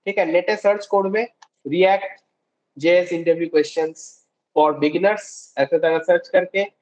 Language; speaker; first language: Hindi; non-native, local second language; Bangla